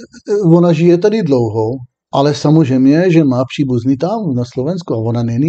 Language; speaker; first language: Czech; non-native, fluent; Hebrew